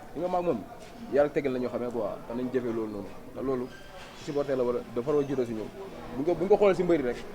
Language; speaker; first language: Wolof; native; Wolof